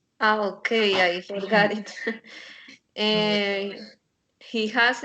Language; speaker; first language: English; non-native, learner; Spanish